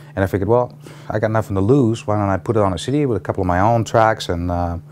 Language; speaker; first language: English; non-native, fluent; Dutch